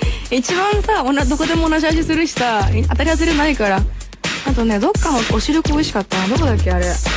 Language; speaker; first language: Japanese; early bilingual, heritage; Japanese